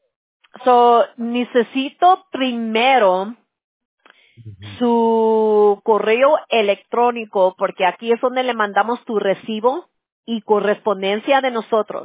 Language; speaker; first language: Spanish; early bilingual, heritage; English